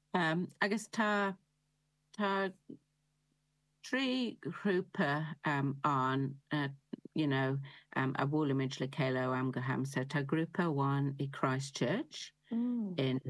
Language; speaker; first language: Irish; non-native, learner; English